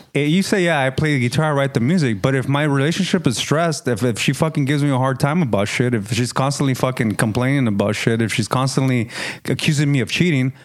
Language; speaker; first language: English; early bilingual, other home language; Spanish